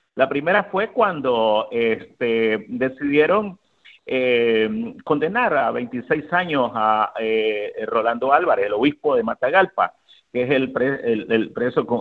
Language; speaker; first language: Spanish; native; Spanish